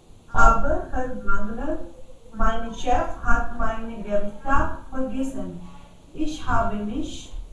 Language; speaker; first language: German; non-native, learner; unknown